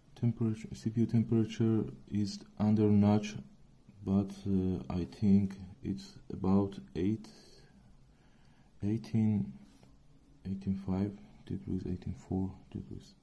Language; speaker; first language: English; non-native, learner; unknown